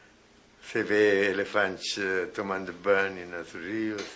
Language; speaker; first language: Portuguese; non-native, fluent; Sinhala